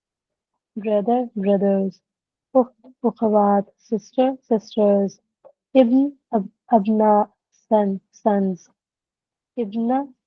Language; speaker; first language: Arabic; non-native, learner; Urdu